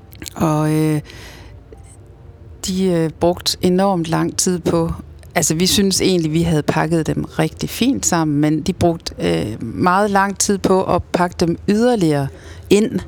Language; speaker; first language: Danish; native; Danish